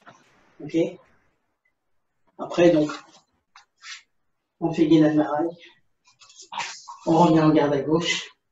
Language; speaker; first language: French; native; French